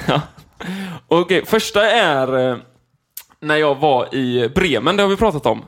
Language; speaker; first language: Swedish; native; Swedish